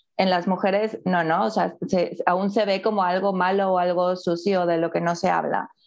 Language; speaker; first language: Spanish; native; Spanish